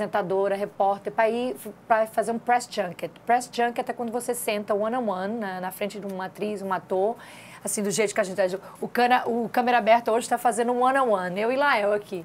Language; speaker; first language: Portuguese; native; Portuguese